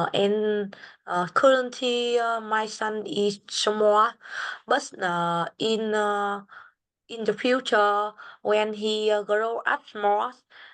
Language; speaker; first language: English; non-native, learner; Vietnamese